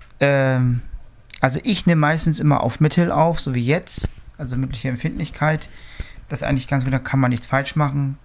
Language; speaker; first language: German; native; German